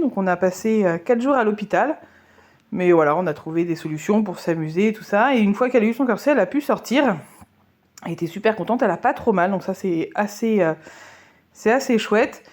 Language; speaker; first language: French; native; French